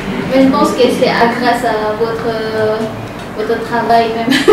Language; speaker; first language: French; non-native, learner; Indonesian